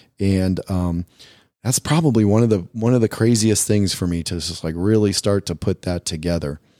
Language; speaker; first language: English; native; English